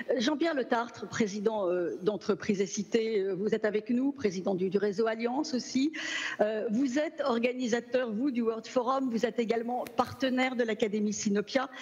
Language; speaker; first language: French; native; French